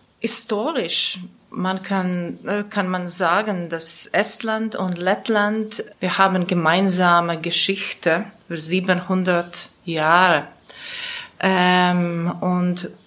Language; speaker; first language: German; non-native, learner; Latvian